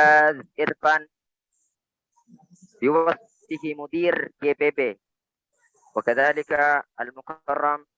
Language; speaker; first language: Arabic; non-native, fluent; Indonesian